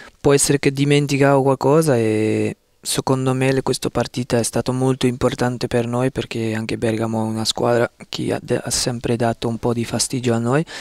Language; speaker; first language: Italian; non-native, fluent; Dutch